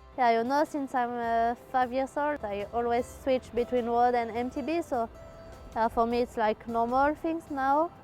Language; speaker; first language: English; non-native, fluent; French